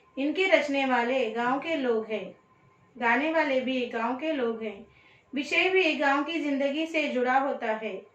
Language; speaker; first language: Hindi; non-native, local second language; Telugu